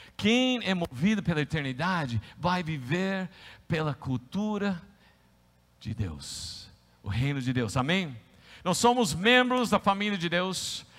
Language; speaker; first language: Portuguese; non-native, fluent; English